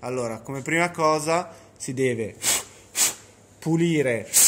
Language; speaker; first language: Italian; native; Italian